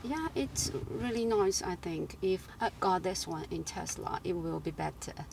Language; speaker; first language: English; non-native, fluent; Chinese